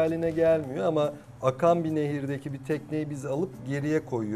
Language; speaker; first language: Turkish; native; Turkish